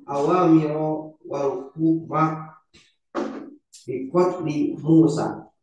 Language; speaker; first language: Arabic; non-native, learner; Indonesian